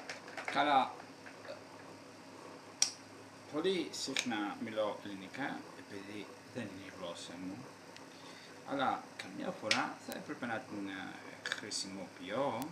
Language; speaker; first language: Greek; non-native, fluent; Italian